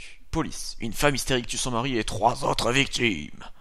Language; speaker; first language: French; native; French